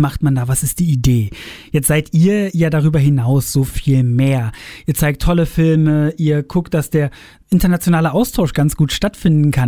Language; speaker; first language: German; native; German